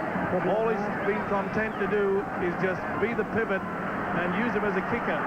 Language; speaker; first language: English; native; English